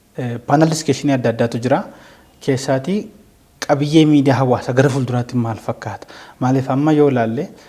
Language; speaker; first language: Oromo; native; Oromo